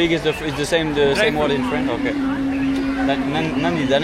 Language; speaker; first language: English; non-native, learner; French